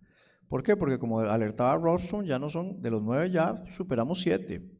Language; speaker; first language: Spanish; native; Spanish